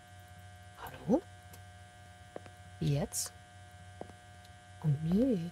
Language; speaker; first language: German; native; German